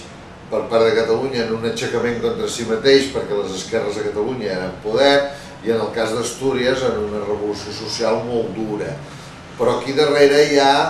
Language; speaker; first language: Catalan; native; Catalan